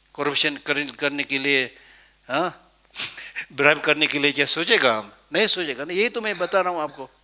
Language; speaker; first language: Hindi; non-native, fluent; Tibetan